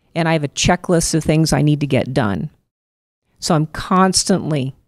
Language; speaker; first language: English; native; English